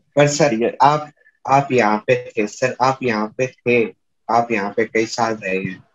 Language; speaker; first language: Hindi; native; Hindi